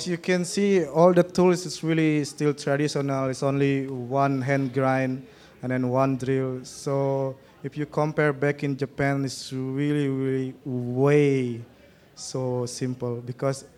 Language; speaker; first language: English; non-native, learner; Indonesian